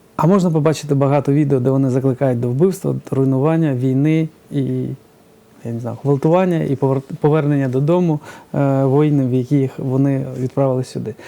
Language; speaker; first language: Ukrainian; early bilingual, other home language; Georgian